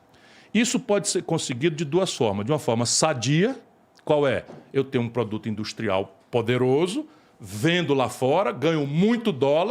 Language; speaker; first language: Portuguese; native; Portuguese